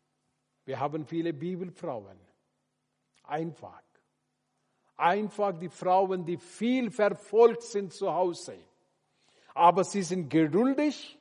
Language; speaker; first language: German; non-native, learner; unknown